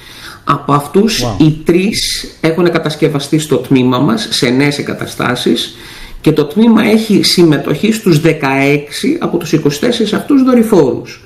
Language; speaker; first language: Greek; native; Greek